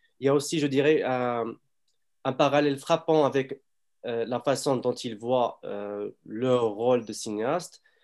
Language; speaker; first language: French; non-native, fluent; Arabic